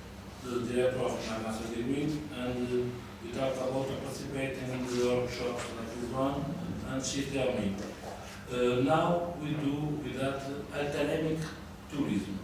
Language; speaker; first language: English; non-native, learner; Portuguese